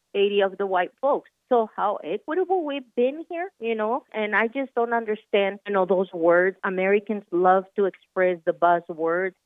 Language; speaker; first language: English; non-native, fluent; Spanish